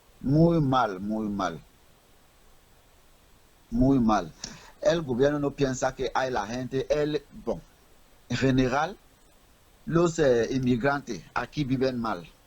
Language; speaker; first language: Spanish; non-native, learner; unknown